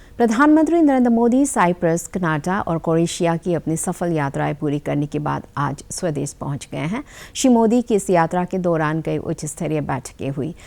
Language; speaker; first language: Hindi; non-native, local second language; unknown